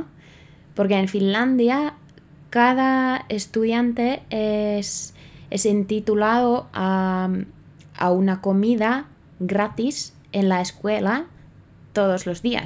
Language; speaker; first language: Spanish; non-native, fluent; Finnish